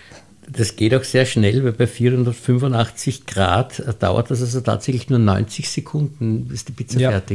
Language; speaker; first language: German; native; German